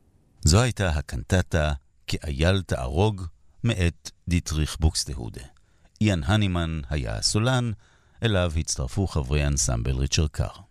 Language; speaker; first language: Hebrew; native; Hebrew